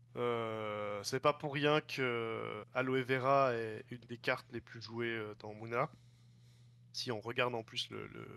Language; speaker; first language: French; native; French